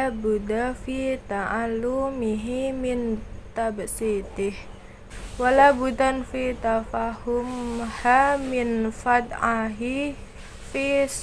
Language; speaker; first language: Arabic; non-native, learner; Indonesian